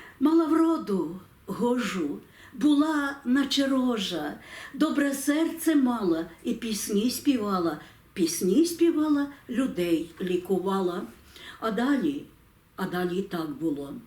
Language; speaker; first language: Ukrainian; native; Ukrainian